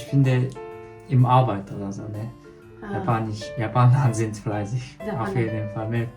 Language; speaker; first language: German; non-native, learner; Japanese